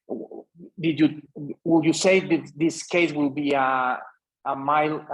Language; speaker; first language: English; non-native, fluent; Spanish